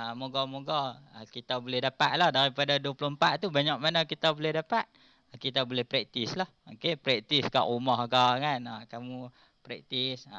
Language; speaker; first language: Malay; native; Malay